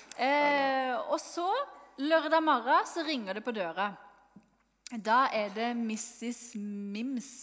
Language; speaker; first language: Norwegian; native; Norwegian